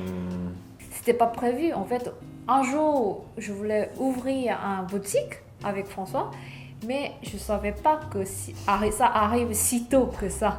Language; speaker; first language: French; non-native, learner; Korean